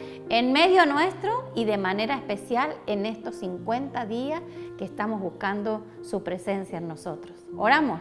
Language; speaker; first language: Spanish; native; Spanish